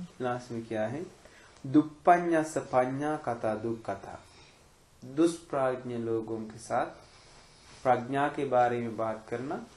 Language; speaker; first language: Hindi; non-native, fluent; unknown